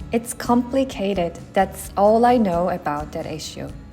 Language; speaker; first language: English; non-native, fluent; Korean